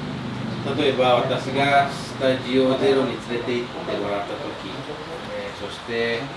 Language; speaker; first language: Japanese; non-native, fluent; Indonesian